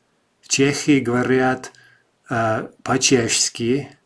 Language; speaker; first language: Russian; non-native, fluent; English